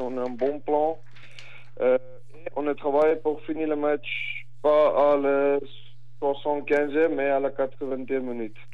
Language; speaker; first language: French; non-native, fluent; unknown